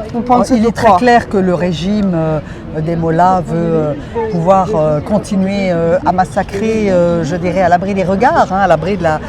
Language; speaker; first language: French; native; French